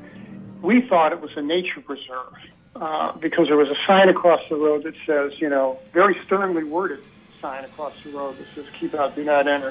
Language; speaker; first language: English; native; English